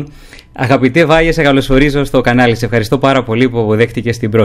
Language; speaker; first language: Greek; native; Greek